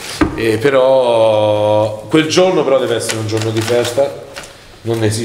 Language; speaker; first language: Italian; native; Italian